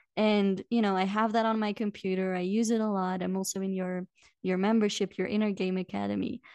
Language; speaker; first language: English; non-native, fluent; Dutch